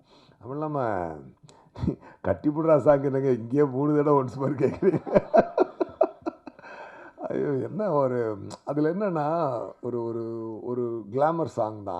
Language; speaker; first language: Tamil; native; Tamil